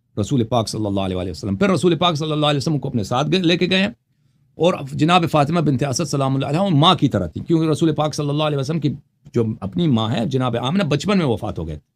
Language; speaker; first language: Urdu; non-native, fluent; Persian